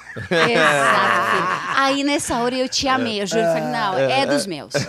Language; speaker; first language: Portuguese; non-native, fluent; Russian